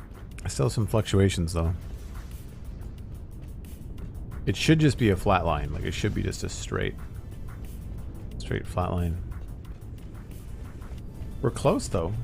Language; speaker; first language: English; native; English